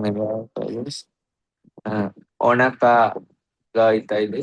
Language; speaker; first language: Japanese; non-native, learner; Sinhala